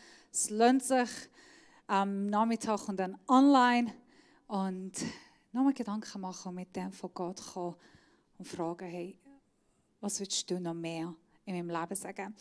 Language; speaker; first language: German; non-native, fluent; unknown